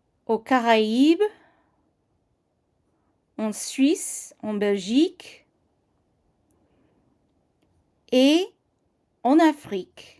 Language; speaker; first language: French; non-native, fluent; English